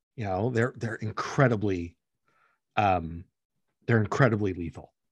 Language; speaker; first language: English; early bilingual, other home language; Spanish